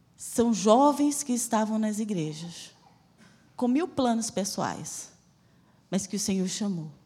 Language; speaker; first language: Portuguese; native; Portuguese